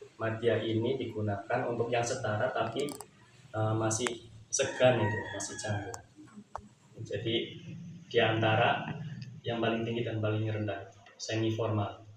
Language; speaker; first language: Indonesian; non-native, local second language; Javanese